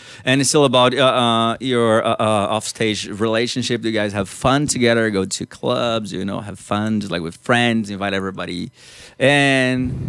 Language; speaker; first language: English; non-native, fluent; Portuguese